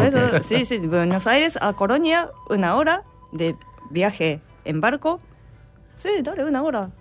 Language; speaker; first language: Spanish; non-native, learner; Japanese